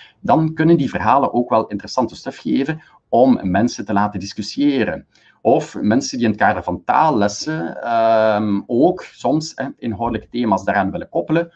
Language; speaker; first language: Dutch; native; Dutch